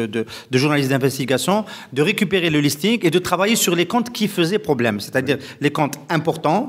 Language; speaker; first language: French; non-native, local second language; Arabic